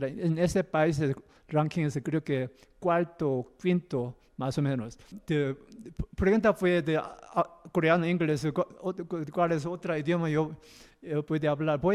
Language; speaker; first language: Spanish; non-native, learner; Korean